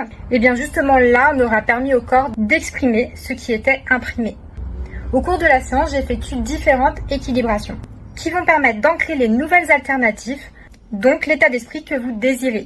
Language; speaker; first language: French; native; French